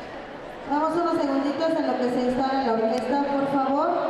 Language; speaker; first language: Spanish; native; Spanish